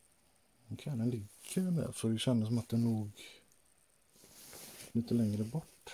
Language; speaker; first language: Swedish; native; Swedish